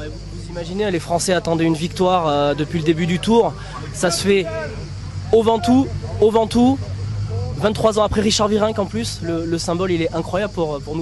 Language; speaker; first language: French; native; French